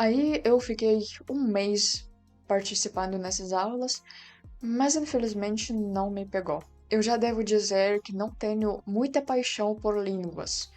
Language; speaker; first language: Portuguese; non-native, fluent; Russian